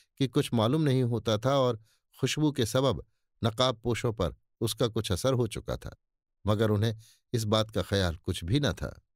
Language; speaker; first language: Hindi; native; Hindi